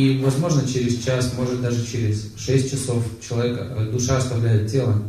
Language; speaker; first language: Russian; native; Russian